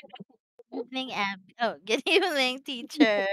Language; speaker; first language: English; non-native, learner; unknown